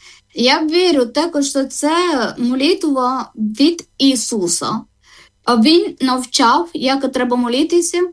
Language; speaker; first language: Ukrainian; non-native, learner; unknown